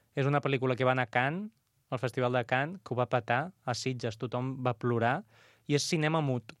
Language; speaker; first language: Catalan; non-native, local second language; Spanish